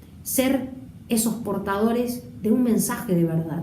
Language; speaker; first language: Spanish; native; Spanish